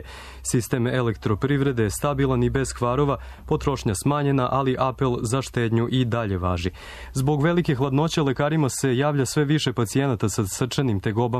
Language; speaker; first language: Croatian; native; Croatian